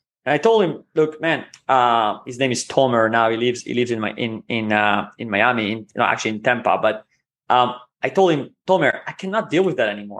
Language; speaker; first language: English; non-native, fluent; Hebrew